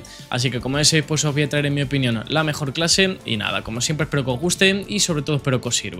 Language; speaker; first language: Spanish; native; Spanish